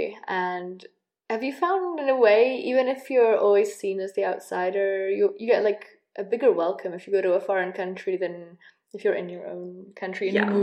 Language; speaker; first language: English; native; English